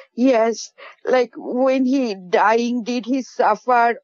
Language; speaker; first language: English; non-native, local second language; Bangla